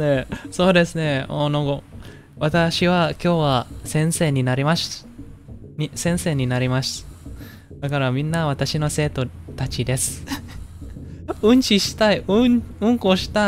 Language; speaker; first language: Japanese; non-native, learner; Indonesian